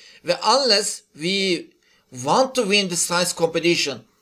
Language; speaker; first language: English; non-native, fluent; Turkish